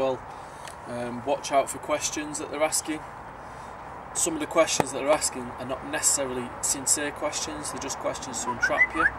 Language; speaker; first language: English; native; English